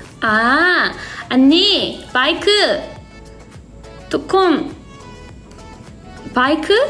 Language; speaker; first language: English; non-native, learner; Korean